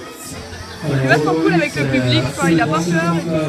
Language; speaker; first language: French; native; French